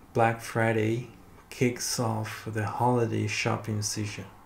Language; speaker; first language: English; non-native, fluent; Chinese